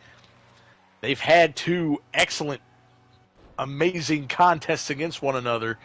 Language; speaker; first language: English; native; English